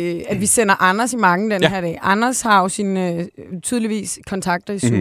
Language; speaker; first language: Danish; native; Danish